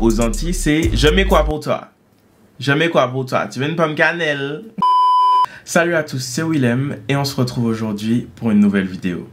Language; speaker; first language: French; native; French